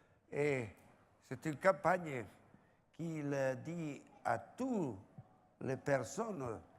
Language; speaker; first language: French; non-native, fluent; Italian